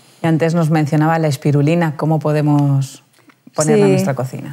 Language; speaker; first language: Spanish; native; Spanish